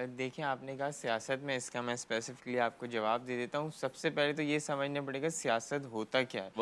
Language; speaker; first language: Urdu; native; Urdu